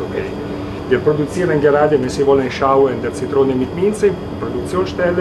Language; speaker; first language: German; non-native, learner; Italian